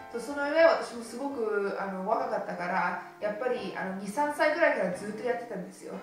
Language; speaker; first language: Japanese; early bilingual, heritage; Japanese